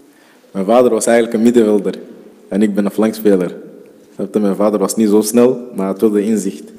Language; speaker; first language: Dutch; early bilingual, other home language; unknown